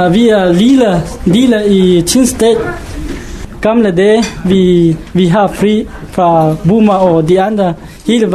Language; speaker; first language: Danish; non-native, learner; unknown